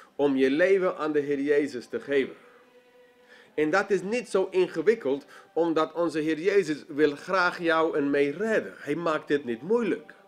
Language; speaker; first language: Dutch; non-native, fluent; English